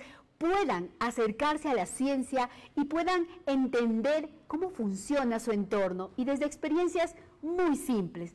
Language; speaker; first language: Spanish; native; Spanish